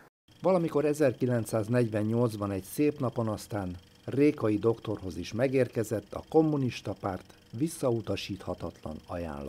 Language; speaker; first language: Hungarian; native; Hungarian